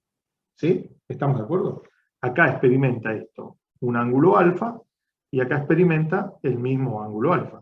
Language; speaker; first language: Spanish; native; Spanish